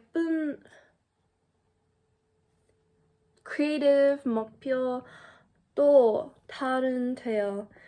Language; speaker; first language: Korean; non-native, learner; English